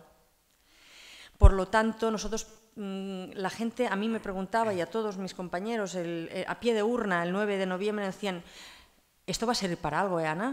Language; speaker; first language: Spanish; non-native, local second language; Catalan